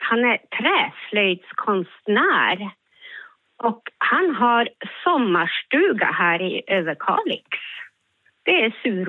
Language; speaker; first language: Swedish; native; Swedish